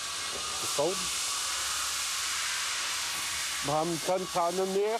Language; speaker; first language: German; non-native, learner; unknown